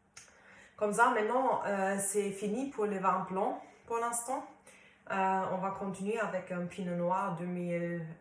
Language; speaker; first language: French; non-native, fluent; German